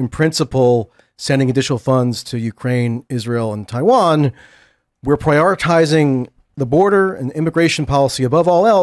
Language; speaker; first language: English; native; English